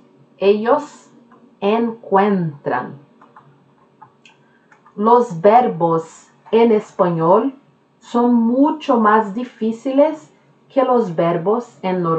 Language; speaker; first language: Spanish; non-native, fluent; Norwegian